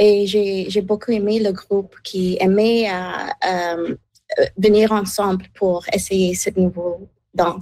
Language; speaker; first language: French; non-native, learner; English